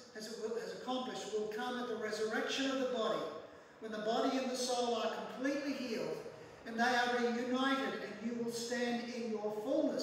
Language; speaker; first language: English; native; English